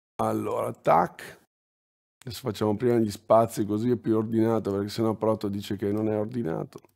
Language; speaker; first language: Italian; native; Italian